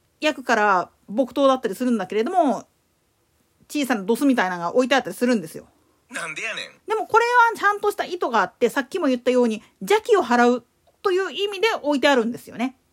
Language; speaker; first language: Japanese; native; Japanese